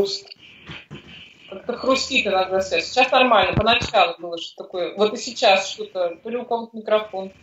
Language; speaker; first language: Russian; native; Russian